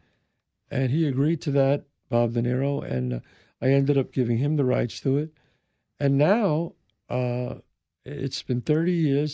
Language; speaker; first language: English; native; English